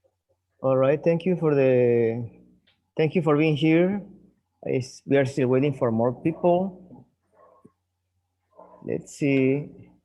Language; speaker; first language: English; non-native, fluent; Spanish